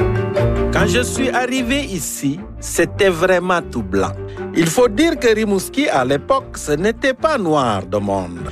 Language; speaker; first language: French; native; French